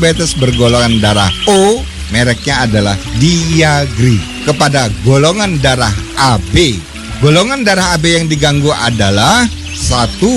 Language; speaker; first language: Indonesian; native; Indonesian